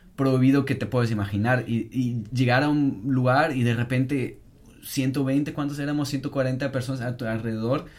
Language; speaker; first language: Spanish; non-native, fluent; German